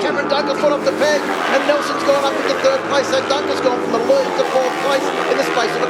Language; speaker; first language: English; native; English